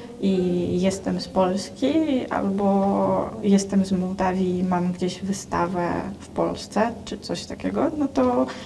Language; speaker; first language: Polish; non-native, fluent; Russian